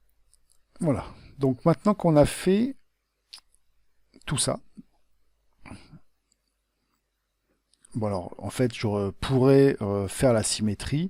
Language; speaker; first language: French; native; French